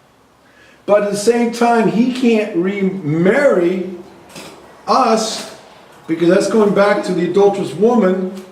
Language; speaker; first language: English; native; English